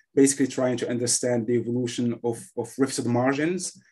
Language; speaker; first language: English; non-native, fluent; Arabic